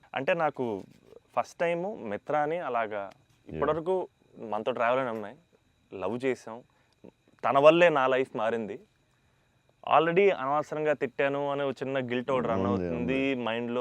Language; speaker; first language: Telugu; native; Telugu